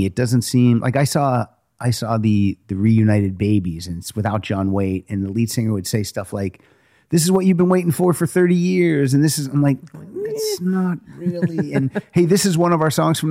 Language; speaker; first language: English; native; English